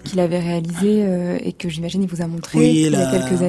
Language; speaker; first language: French; native; French